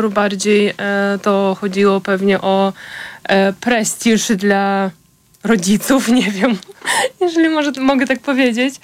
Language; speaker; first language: Polish; non-native, fluent; Ukrainian